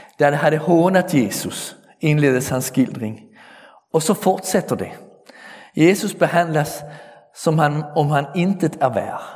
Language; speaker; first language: Danish; native; Danish